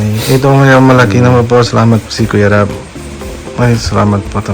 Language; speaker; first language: Filipino; non-native, learner; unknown